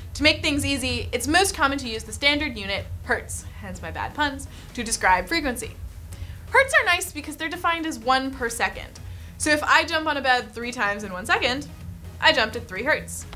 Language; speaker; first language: English; native; English